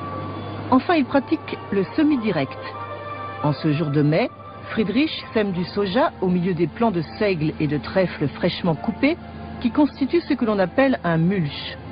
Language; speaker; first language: French; native; French